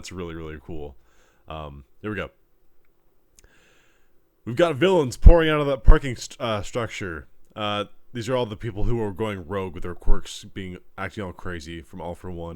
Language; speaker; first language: English; native; English